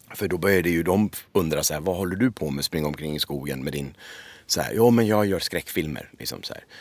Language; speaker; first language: Swedish; early bilingual, other home language; Persian